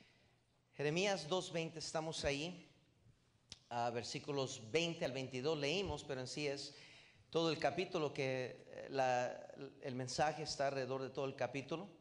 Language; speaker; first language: Spanish; native; Spanish